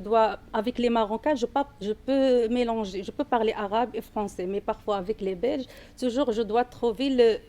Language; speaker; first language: French; non-native, learner; Arabic